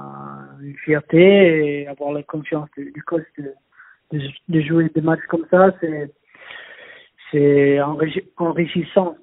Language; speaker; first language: French; non-native, fluent; Swedish